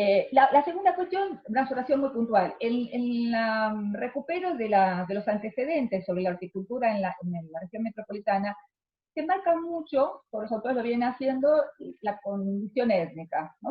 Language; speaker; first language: Spanish; native; Spanish